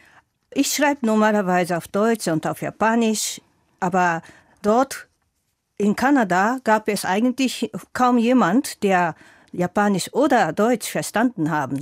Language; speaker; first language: German; non-native, fluent; Japanese